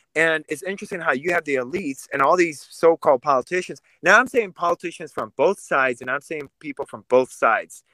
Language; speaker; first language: English; early bilingual, other home language; Russian